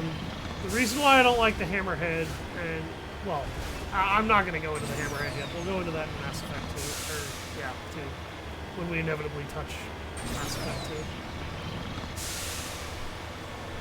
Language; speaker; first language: English; native; English